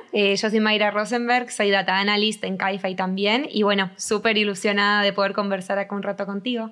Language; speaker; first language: Spanish; native; Spanish